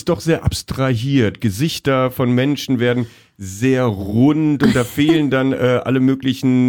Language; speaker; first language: German; native; German